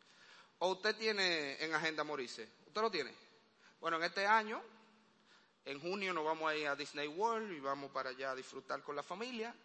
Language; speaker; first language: Spanish; native; Spanish